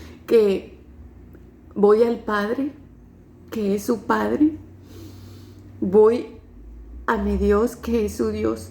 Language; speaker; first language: Spanish; native; Spanish